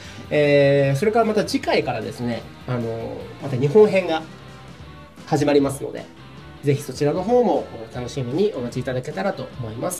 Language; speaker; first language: Japanese; native; Japanese